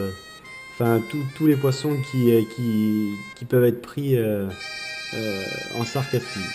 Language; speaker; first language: French; native; French